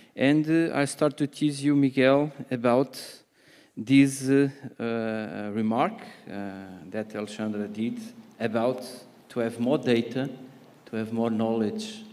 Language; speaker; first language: English; non-native, fluent; Portuguese